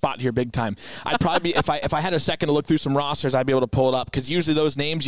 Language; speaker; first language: English; native; English